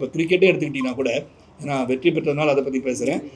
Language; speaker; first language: Tamil; native; Tamil